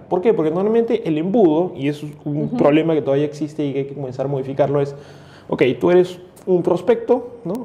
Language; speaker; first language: Spanish; native; Spanish